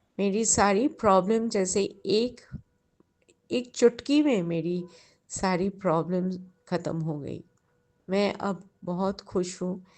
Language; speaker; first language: Hindi; non-native, local second language; Bangla